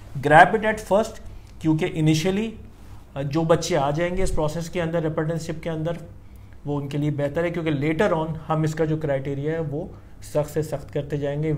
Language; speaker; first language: Urdu; native; Urdu